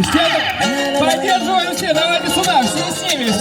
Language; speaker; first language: Russian; native; Russian